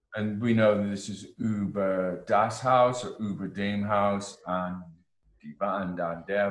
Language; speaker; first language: German; non-native, learner; English